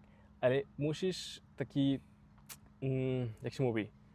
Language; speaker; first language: Polish; non-native, learner; Spanish